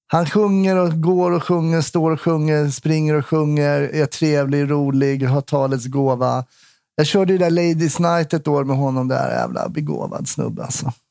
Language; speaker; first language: Swedish; native; Swedish